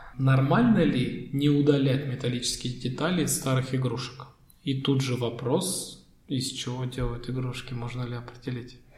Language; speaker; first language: Russian; native; Russian